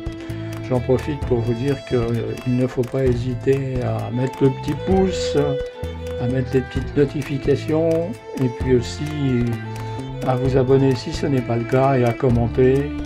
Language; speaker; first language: French; native; French